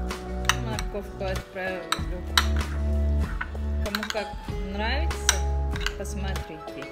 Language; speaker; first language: Russian; non-native, learner; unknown